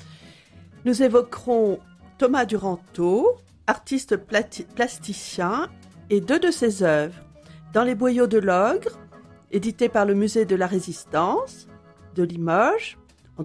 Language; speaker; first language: French; native; French